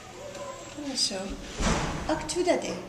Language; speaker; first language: Russian; non-native, learner; English